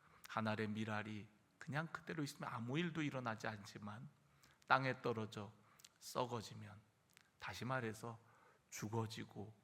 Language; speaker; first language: Korean; native; Korean